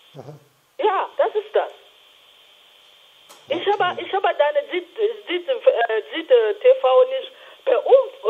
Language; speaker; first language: German; non-native, fluent; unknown